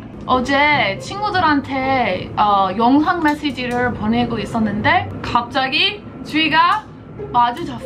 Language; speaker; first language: Korean; non-native, fluent; English